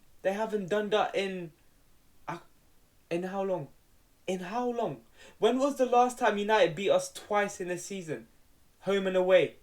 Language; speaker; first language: English; native; English